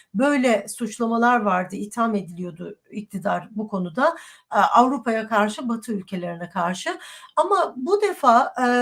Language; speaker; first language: Turkish; non-native, fluent; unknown